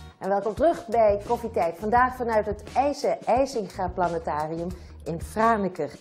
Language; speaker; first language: Dutch; native; Dutch